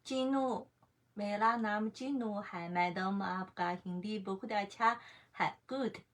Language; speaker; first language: Hindi; non-native, fluent; Chinese